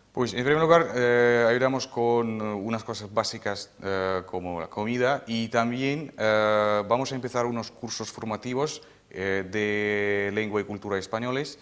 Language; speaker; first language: Spanish; non-native, fluent; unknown